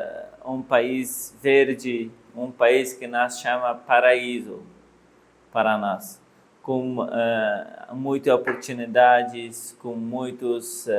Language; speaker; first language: Portuguese; non-native, learner; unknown